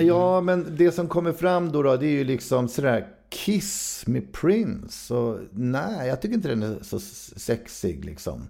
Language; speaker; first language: Swedish; native; Swedish